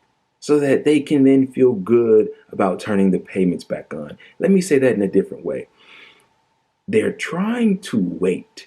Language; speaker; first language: English; native; English